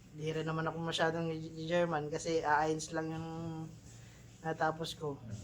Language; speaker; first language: Filipino; non-native, local second language; Iloko